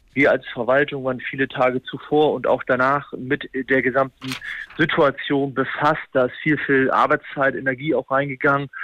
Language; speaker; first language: German; native; German